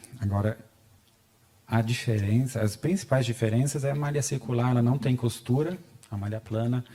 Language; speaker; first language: Portuguese; non-native, fluent; German